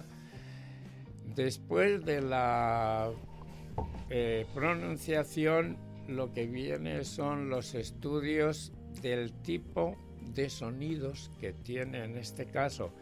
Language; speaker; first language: Spanish; native; Spanish